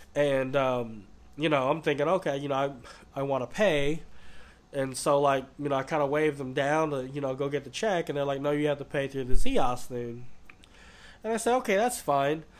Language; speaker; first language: English; native; English